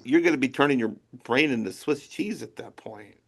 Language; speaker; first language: English; native; English